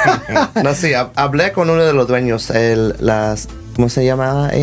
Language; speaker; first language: Spanish; early bilingual, heritage; Spanish